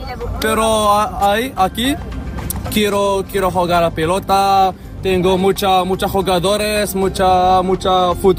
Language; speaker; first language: Spanish; non-native, learner; Arabic